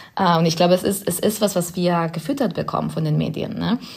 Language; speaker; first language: German; non-native, fluent; Spanish